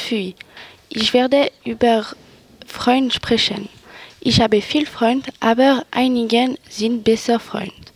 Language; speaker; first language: German; non-native, local second language; French